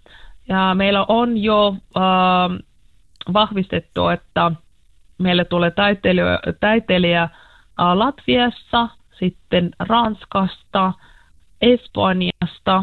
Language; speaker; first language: Finnish; non-native, learner; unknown